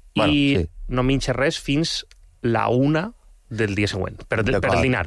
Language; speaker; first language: Catalan; non-native, local second language; Spanish